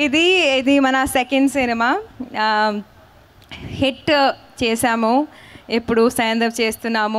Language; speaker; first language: Telugu; non-native, learner; Hindi